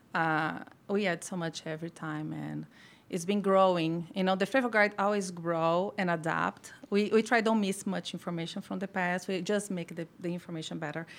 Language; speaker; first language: English; non-native, fluent; Portuguese